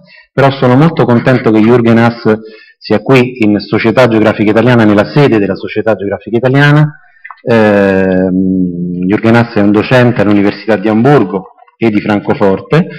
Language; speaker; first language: Italian; native; Italian